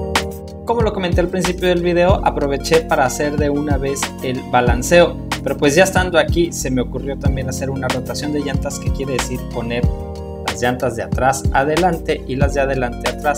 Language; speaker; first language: Spanish; native; Spanish